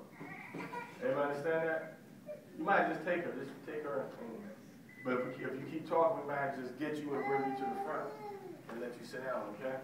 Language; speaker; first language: English; native; English